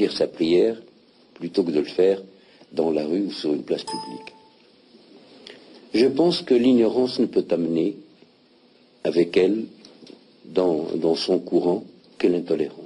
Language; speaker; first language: French; non-native, local second language; Arabic